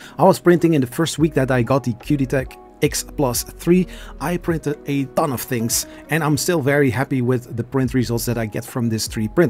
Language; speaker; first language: English; non-native, fluent; Dutch